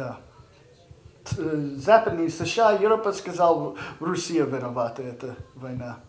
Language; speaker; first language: Russian; non-native, learner; English